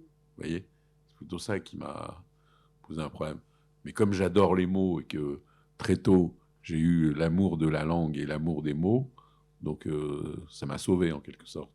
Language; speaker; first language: French; early bilingual, other home language; Arabic